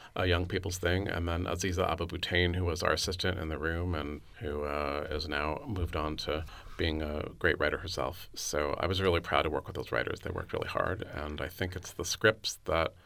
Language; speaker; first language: English; native; English